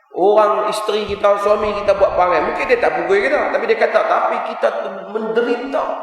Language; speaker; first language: Malay; native; Malay